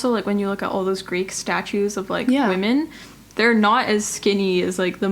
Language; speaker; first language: English; native; English